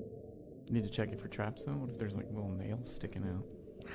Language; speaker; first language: English; native; English